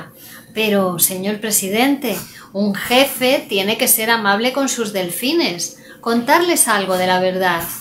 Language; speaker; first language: Spanish; native; Spanish